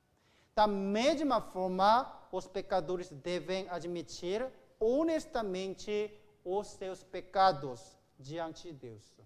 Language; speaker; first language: Portuguese; non-native, learner; Korean